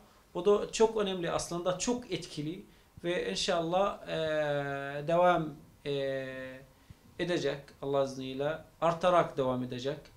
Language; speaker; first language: Turkish; non-native, fluent; Arabic